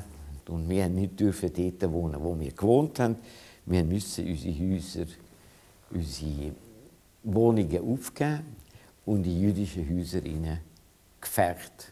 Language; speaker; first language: German; non-native, fluent; Hungarian